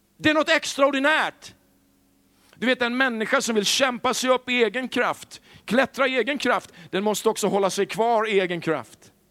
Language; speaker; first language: Swedish; native; Swedish